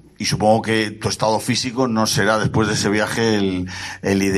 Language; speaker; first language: Spanish; native; Spanish